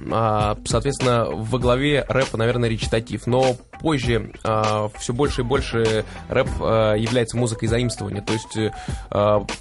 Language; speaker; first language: Russian; native; Russian